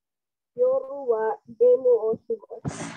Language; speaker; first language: Japanese; non-native, learner; Filipino